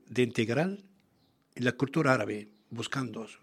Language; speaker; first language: Spanish; non-native, learner; Arabic